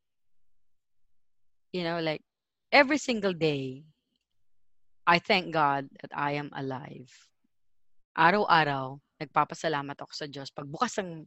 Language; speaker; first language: English; non-native, local second language; Filipino